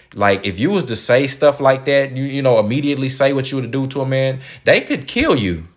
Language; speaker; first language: English; native; English